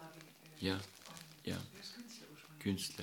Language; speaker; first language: German; non-native, learner; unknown